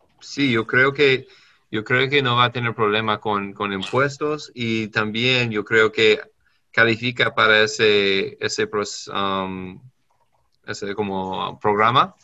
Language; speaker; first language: Spanish; non-native, learner; English